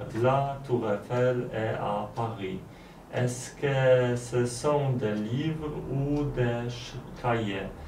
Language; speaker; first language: French; non-native, learner; Polish